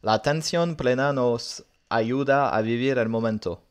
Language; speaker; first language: Spanish; non-native, learner; French